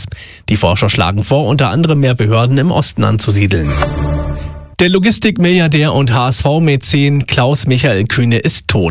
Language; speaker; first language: German; native; German